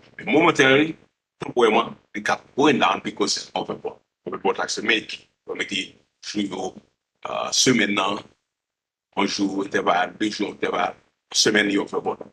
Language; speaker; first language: English; non-native, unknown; Haitian Creole